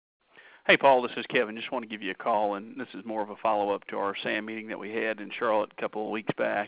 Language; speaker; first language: English; native; English